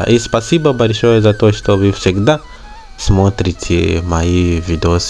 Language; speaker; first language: Russian; non-native, learner; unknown